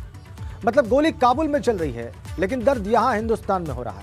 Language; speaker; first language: Hindi; native; Hindi